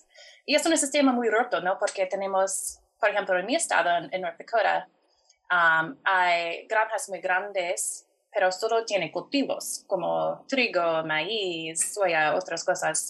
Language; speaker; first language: Spanish; non-native, fluent; English